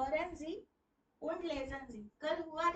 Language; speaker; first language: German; non-native, fluent; Hindi